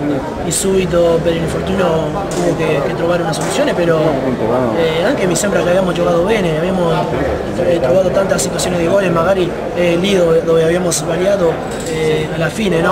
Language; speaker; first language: Italian; non-native, fluent; Spanish